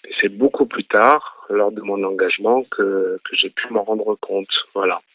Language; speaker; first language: French; early bilingual, other home language; Arabic